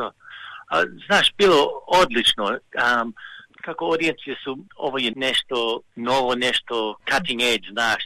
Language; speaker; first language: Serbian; early bilingual, heritage; Serbian